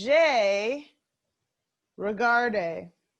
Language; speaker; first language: French; non-native, fluent; English